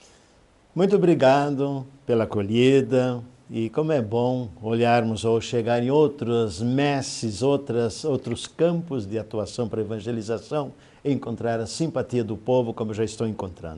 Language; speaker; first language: Portuguese; native; Portuguese